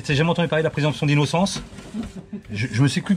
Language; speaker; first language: French; native; French